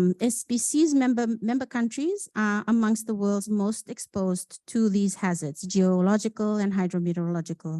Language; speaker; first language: English; non-native, local second language; Fijian